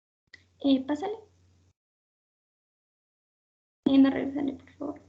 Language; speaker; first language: Spanish; native; Spanish